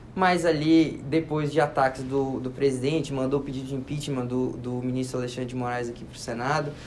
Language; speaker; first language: Portuguese; native; Portuguese